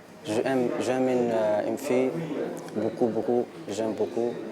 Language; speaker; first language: French; non-native, learner; Arabic